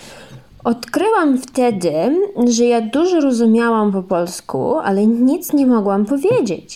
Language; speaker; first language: Polish; early bilingual, heritage; Ukrainian